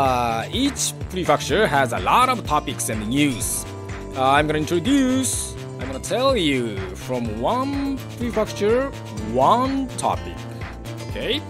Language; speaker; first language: English; non-native, learner; Japanese